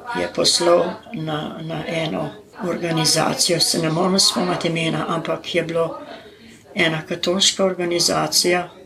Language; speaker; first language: Slovenian; native; Slovenian